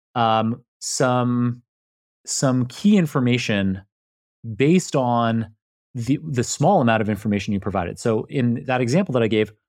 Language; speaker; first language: English; native; English